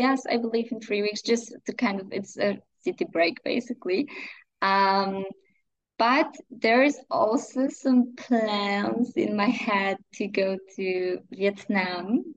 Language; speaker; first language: English; non-native, fluent; Polish